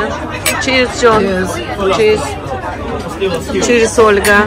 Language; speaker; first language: Russian; non-native, learner; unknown